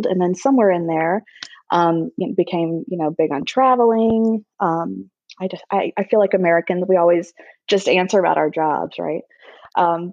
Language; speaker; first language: English; native; English